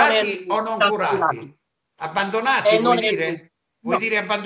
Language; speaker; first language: Italian; native; Italian